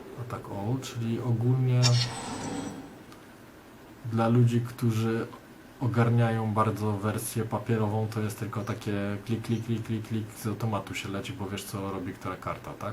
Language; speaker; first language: Polish; native; Polish